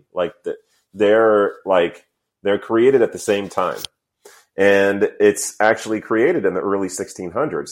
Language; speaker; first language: English; native; English